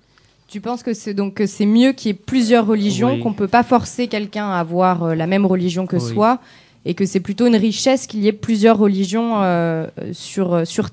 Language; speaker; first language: French; native; French